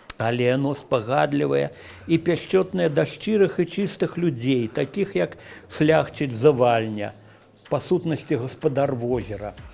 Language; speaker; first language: Belarusian; native; Belarusian